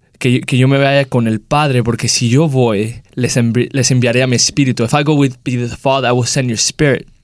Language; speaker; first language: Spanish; early bilingual, heritage; Spanish